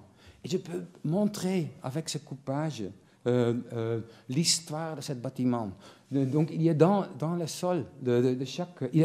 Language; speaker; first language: French; non-native, fluent; Dutch